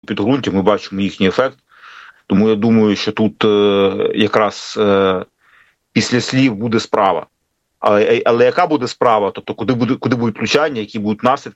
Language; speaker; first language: Ukrainian; native; Ukrainian